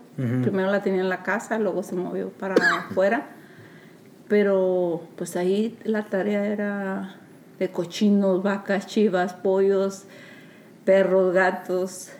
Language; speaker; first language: Spanish; native; Spanish